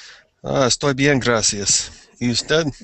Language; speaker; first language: Spanish; non-native, fluent; English